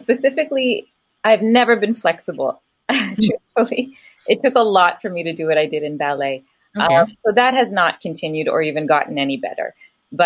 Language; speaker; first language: English; native; English